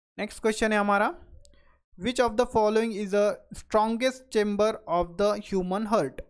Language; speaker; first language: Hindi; non-native, local second language; Marathi